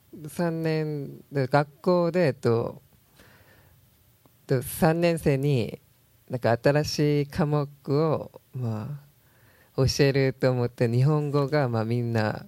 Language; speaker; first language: Japanese; non-native, learner; Korean